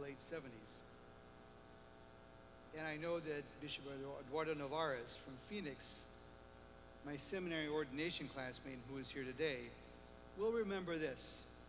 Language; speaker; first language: English; native; English